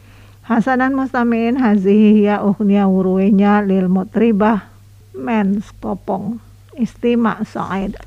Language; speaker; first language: Arabic; non-native, fluent; Indonesian